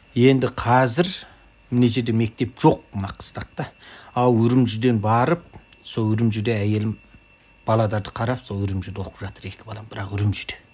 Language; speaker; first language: Kazakh; native; Kazakh